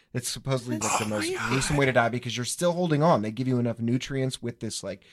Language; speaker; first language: English; native; English